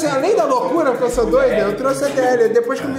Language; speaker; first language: Portuguese; native; Portuguese